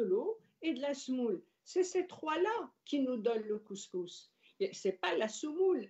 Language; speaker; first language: French; non-native, local second language; Arabic